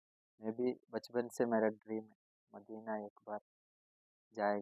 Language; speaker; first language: Hindi; non-native, local second language; Malayalam